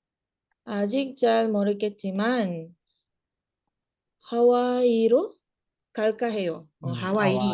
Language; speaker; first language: Korean; non-native, learner; Malay